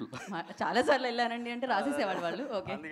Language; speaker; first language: Telugu; native; Telugu